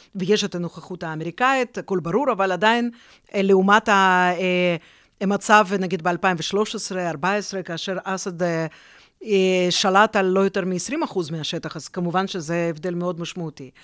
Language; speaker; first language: Hebrew; non-native, fluent; Russian